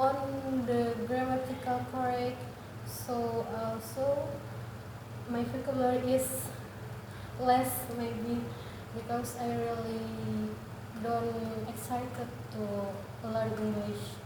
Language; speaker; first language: English; non-native, learner; Indonesian